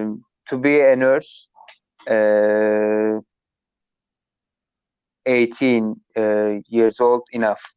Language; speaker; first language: English; non-native, learner; Turkish